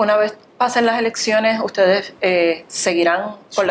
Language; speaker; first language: Spanish; native; Spanish